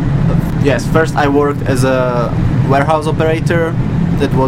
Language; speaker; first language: English; non-native, fluent; Czech